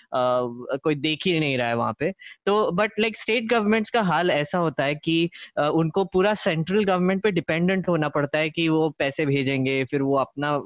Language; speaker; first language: Hindi; non-native, local second language; Marathi